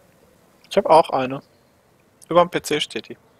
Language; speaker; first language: German; native; German